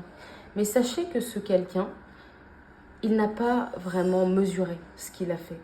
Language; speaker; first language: French; native; French